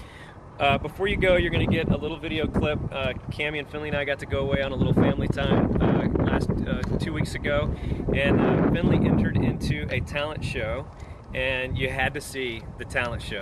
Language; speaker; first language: English; native; English